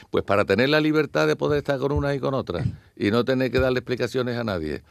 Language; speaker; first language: Spanish; native; Spanish